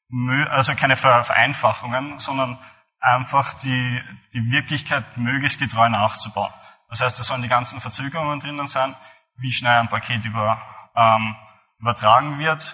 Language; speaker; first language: German; native; German